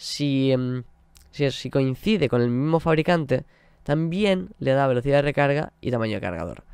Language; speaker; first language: Spanish; native; Spanish